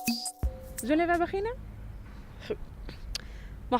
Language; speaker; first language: Dutch; non-native, fluent; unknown